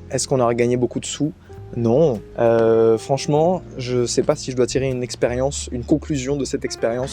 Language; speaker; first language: French; native; French